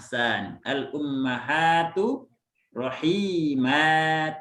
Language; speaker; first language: Arabic; non-native, fluent; Indonesian